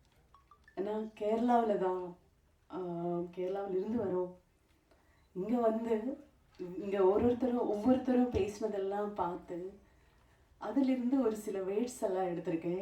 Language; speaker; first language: Tamil; non-native, fluent; Malayalam